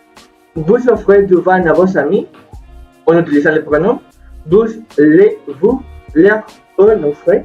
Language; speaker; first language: French; non-native, learner; Spanish